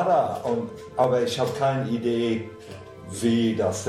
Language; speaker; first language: German; non-native, fluent; English